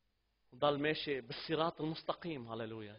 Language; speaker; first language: Arabic; native; Arabic